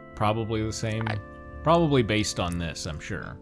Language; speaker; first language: English; native; English